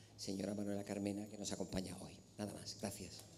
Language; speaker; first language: Spanish; native; Spanish